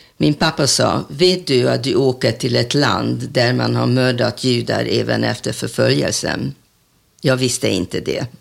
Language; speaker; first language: Swedish; non-native, fluent; Hungarian